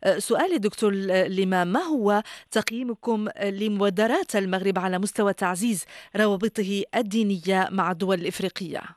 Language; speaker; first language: Arabic; native; Arabic